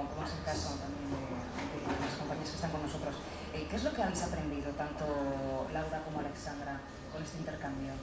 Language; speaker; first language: Spanish; native; Spanish